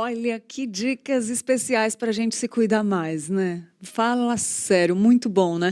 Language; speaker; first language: Portuguese; native; Portuguese